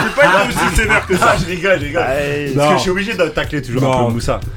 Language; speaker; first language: French; native; French